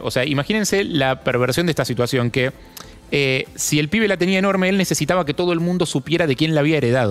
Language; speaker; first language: Spanish; native; Spanish